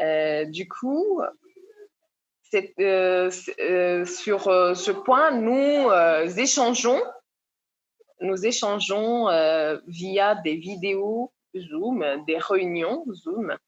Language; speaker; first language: French; non-native, local second language; Comorian